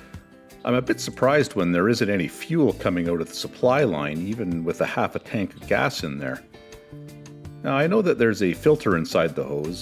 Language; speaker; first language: English; native; English